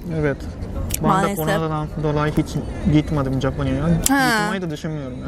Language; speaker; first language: Turkish; non-native, learner; Japanese